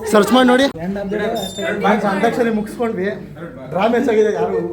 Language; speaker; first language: Kannada; native; Kannada